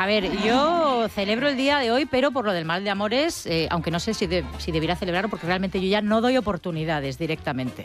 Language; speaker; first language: Spanish; native; Spanish